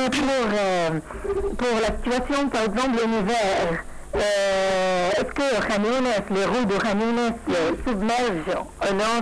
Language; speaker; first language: French; non-native, learner; Arabic